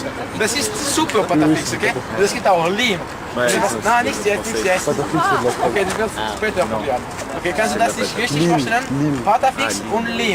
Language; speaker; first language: German; non-native, learner; French